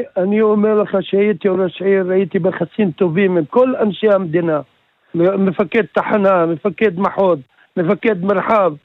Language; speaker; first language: Hebrew; non-native, local second language; Arabic